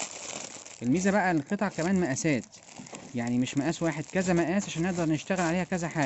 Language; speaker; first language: Arabic; native; Arabic